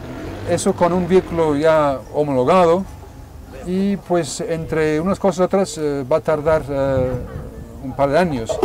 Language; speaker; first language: Spanish; non-native, fluent; English